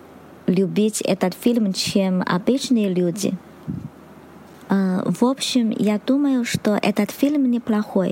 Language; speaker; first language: Russian; non-native, learner; Chinese